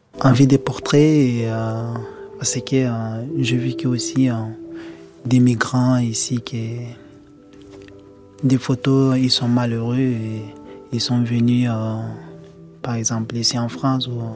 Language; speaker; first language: French; non-native, learner; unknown